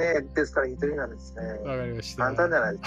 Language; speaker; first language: Japanese; non-native, learner; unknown